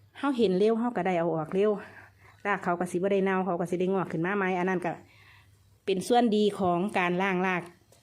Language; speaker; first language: Thai; native; Thai